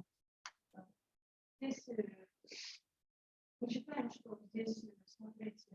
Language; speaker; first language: Russian; non-native, local second language; Kyrgyz